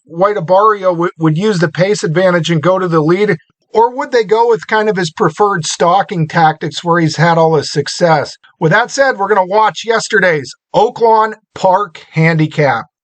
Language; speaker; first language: English; native; English